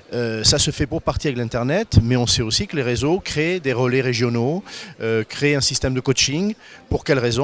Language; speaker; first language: French; native; French